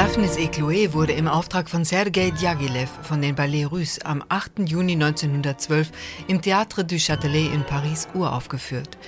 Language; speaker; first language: German; native; German